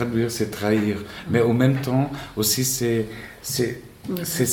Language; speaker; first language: French; non-native, fluent; Spanish